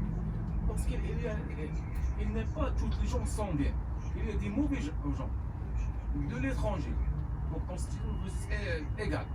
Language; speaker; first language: French; non-native, local second language; Arabic